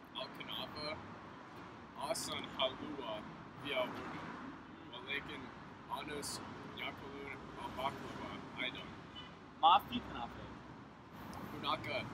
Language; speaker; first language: Arabic; non-native, learner; English